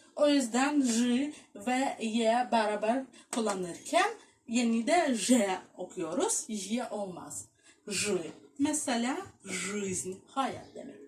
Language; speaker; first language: Turkish; non-native, fluent; Russian